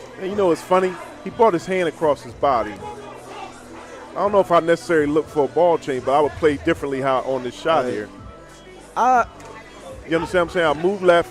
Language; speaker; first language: English; native; English